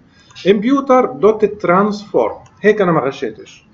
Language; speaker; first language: Arabic; native; Arabic